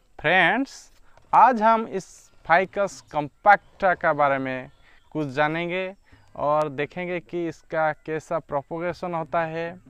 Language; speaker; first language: Hindi; non-native, local second language; Odia